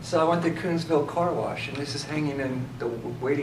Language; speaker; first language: English; native; English